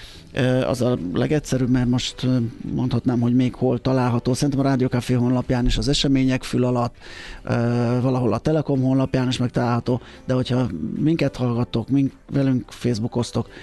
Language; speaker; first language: Hungarian; native; Hungarian